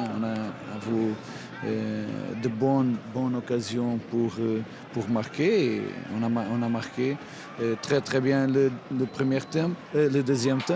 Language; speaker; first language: French; non-native, fluent; Portuguese